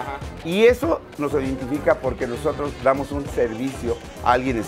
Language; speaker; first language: Spanish; native; Spanish